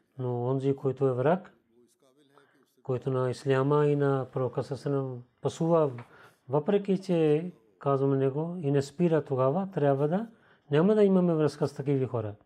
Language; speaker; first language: Bulgarian; non-native, learner; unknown